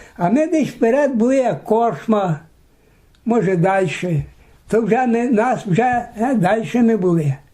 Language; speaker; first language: Ukrainian; native; Ukrainian